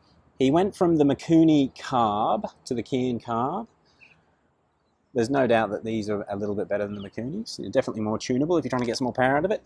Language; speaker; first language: English; native; English